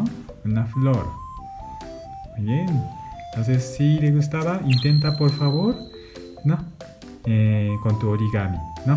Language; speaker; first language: Spanish; non-native, learner; Japanese